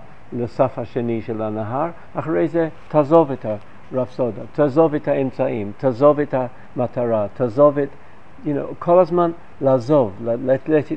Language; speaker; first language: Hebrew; non-native, fluent; English